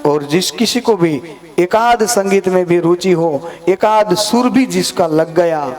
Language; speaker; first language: Hindi; non-native, local second language; Gujarati